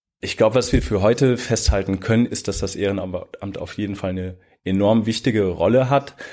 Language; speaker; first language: German; native; German